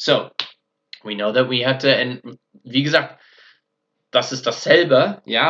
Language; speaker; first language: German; non-native, fluent; English